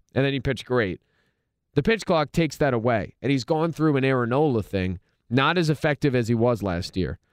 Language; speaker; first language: English; native; English